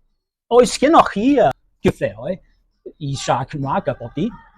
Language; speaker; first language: Welsh; non-native, learner; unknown